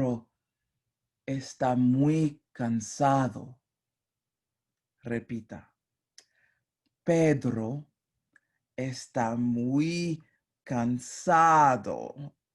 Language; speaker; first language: Spanish; non-native, fluent; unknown